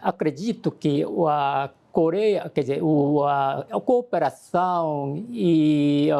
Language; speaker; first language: Portuguese; non-native, learner; Korean